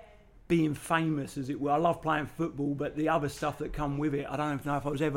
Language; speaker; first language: English; native; English